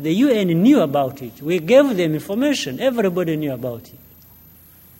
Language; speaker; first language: English; non-native, local second language; Kinyarwanda